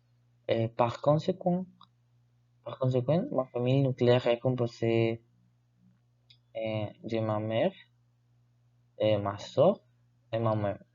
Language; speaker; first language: French; non-native, learner; Spanish